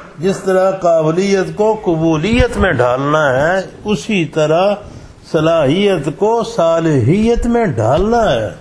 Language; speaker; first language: Urdu; non-native, local second language; Punjabi